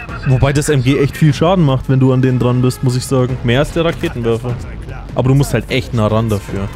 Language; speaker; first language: German; native; German